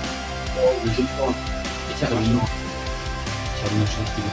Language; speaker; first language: German; native; German